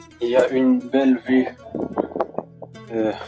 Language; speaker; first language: French; non-native, fluent; Uzbek